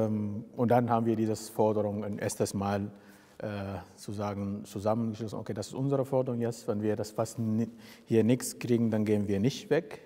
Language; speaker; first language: German; non-native, fluent; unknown